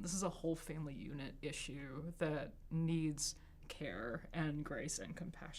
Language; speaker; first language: English; native; English